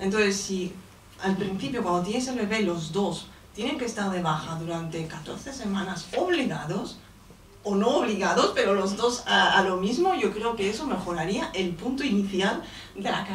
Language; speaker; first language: Spanish; native; Spanish